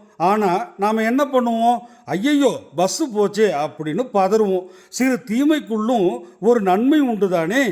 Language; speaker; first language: Tamil; native; Tamil